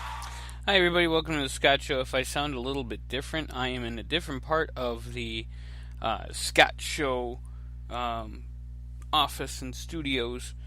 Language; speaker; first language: English; native; English